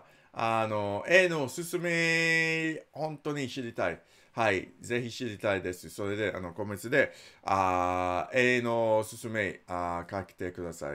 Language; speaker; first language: Japanese; non-native, learner; English